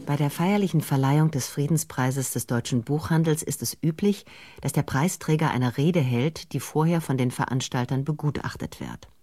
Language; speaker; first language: German; native; German